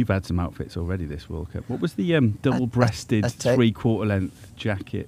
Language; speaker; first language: English; native; English